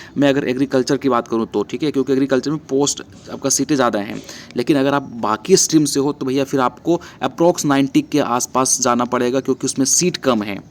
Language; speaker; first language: Hindi; native; Hindi